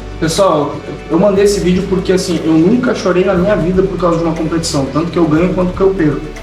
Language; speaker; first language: Portuguese; native; Portuguese